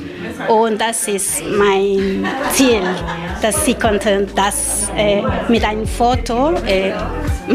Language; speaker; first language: German; non-native, learner; Spanish